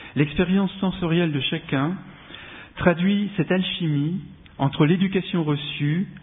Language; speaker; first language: French; native; French